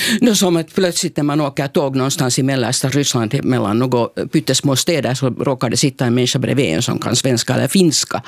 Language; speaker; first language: Swedish; native; Swedish